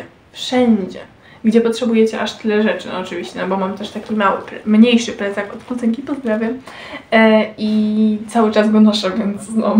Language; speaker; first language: Polish; native; Polish